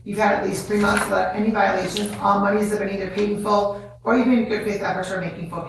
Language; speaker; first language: English; native; English